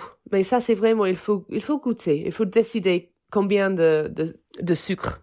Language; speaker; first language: French; non-native, fluent; English